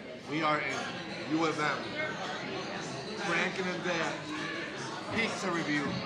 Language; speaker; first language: English; non-native, fluent; Spanish